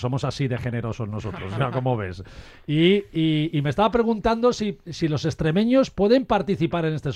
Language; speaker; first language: Spanish; native; Spanish